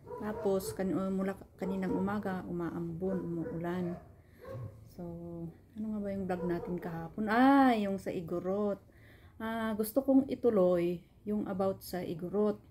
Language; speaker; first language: Filipino; non-native, local second language; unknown